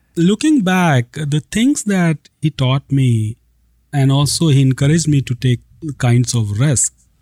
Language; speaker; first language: English; non-native, local second language; Hindi